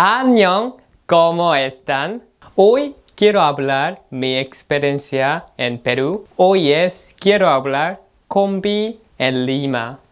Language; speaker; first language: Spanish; non-native, learner; Korean